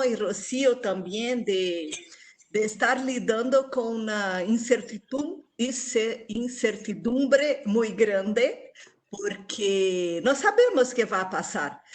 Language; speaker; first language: Spanish; non-native, local second language; Portuguese